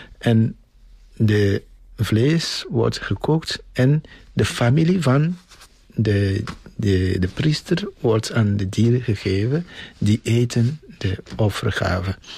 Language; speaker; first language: Dutch; non-native, fluent; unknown